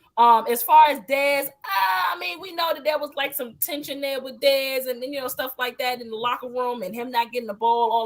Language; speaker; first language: English; native; English